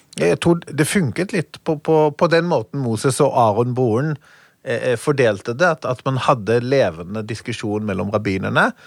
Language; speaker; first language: Norwegian; non-native, fluent; Hebrew